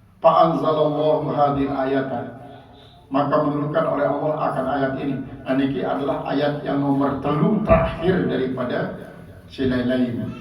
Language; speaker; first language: Indonesian; non-native, local second language; Sasak